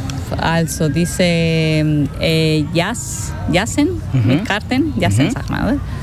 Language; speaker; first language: German; non-native, fluent; Spanish